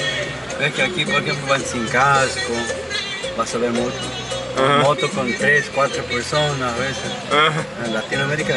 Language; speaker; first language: Spanish; native; Spanish